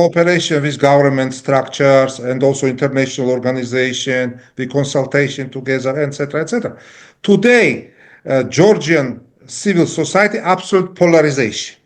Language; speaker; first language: English; non-native, learner; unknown